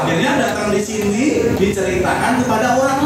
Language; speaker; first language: Indonesian; native; Indonesian